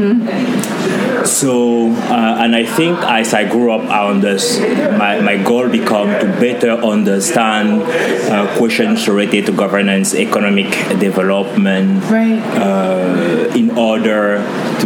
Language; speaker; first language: English; non-native, local second language; French